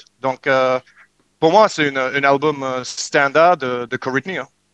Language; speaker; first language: French; non-native, learner; English